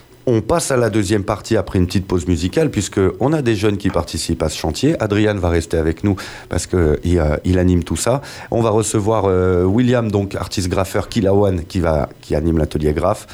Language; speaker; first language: French; native; French